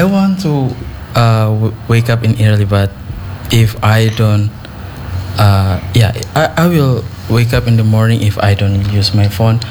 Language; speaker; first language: English; non-native, learner; Indonesian